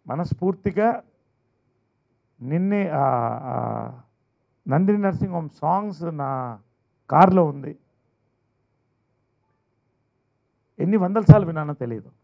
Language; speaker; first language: Telugu; native; Telugu